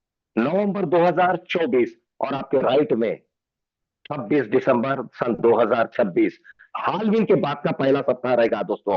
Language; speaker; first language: Hindi; native; Hindi